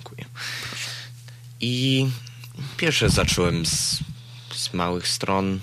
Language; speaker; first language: Polish; early bilingual, heritage; Polish